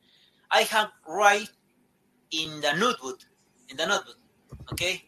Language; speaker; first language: English; non-native, learner; Spanish